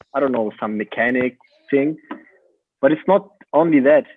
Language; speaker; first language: English; non-native, fluent; German